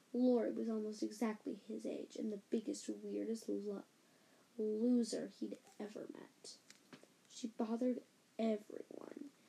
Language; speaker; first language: English; native; English